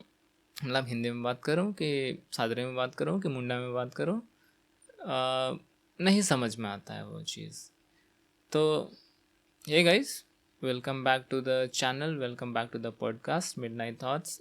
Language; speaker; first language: Hindi; non-native, local second language; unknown